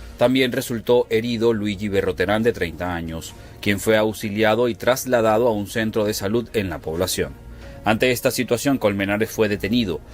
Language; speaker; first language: Spanish; native; Spanish